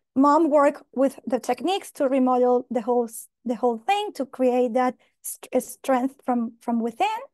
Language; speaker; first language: English; non-native, fluent; Spanish